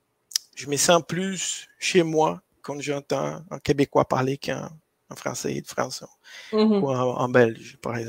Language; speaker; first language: French; non-native, fluent; Portuguese